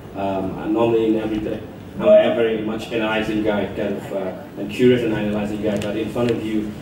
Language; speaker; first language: English; non-native, fluent; Vietnamese